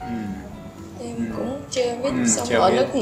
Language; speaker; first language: Vietnamese; non-native, fluent; Japanese